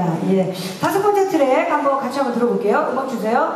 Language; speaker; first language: Korean; native; Korean